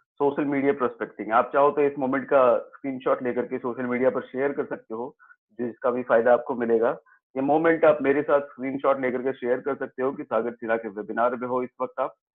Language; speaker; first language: Hindi; native; Hindi